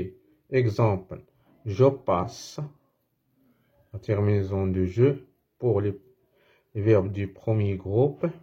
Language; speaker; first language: French; non-native, fluent; Arabic